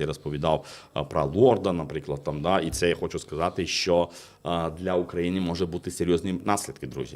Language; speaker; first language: Ukrainian; non-native, fluent; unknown